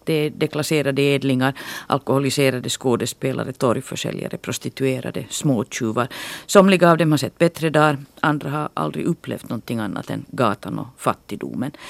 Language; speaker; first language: Swedish; native; Swedish